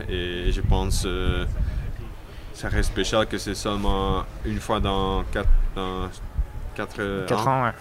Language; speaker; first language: French; non-native, local second language; Dutch